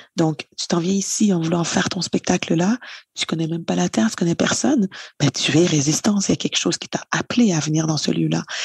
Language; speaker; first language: French; native; French